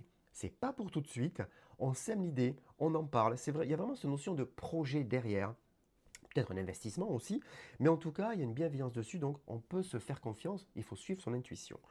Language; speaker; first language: French; native; French